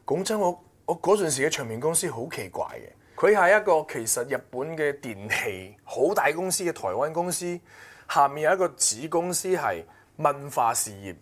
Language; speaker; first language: Cantonese; non-native, fluent; Chinese